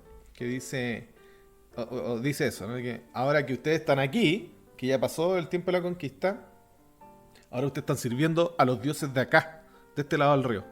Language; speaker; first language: Spanish; native; Spanish